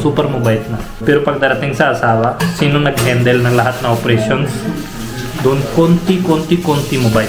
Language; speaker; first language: Filipino; non-native, learner; Punjabi